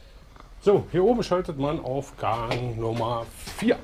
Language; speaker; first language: German; native; German